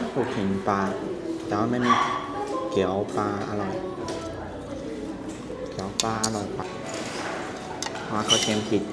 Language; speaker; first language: Thai; non-native, learner; Chinese